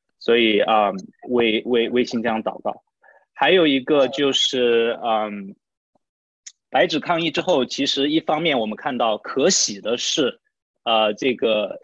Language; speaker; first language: Chinese; native; Chinese